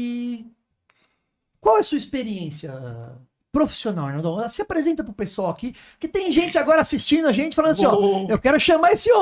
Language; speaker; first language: Portuguese; native; Portuguese